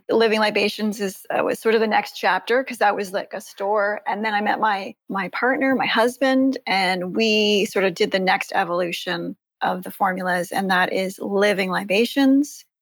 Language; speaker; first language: English; native; English